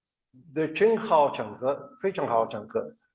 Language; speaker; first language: Chinese; non-native, learner; Spanish